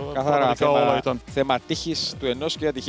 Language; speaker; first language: Greek; native; Greek